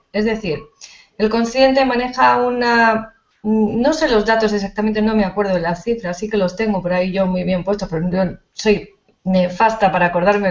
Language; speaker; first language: Spanish; native; Spanish